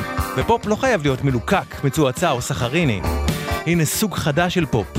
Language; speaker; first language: Hebrew; native; Hebrew